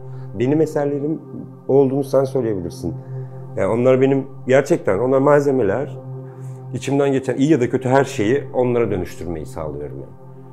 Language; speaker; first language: Turkish; native; Turkish